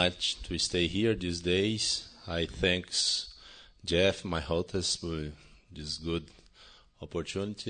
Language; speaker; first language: English; non-native, learner; Portuguese